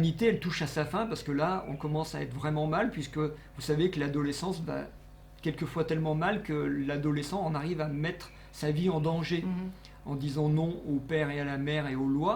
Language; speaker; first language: French; native; French